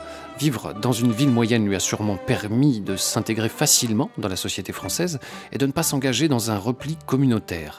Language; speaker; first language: French; native; French